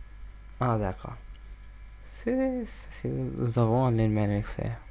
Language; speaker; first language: French; non-native, learner; English